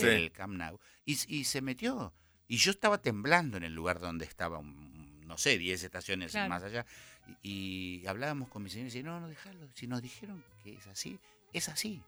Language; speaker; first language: Spanish; native; Spanish